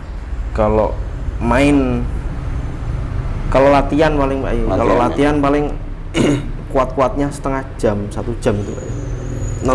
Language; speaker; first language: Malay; non-native, local second language; Javanese